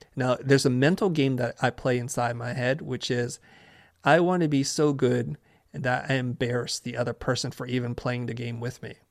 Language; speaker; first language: English; early bilingual, other home language; Vietnamese